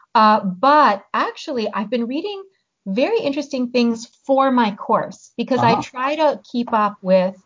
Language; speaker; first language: English; early bilingual, other home language; Hungarian